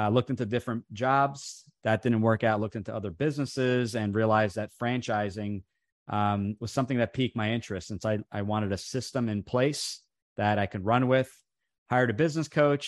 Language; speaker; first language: English; early bilingual, other home language; Italian